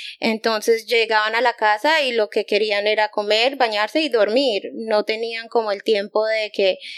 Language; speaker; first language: Spanish; native; Spanish